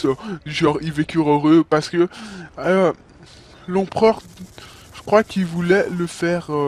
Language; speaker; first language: French; native; French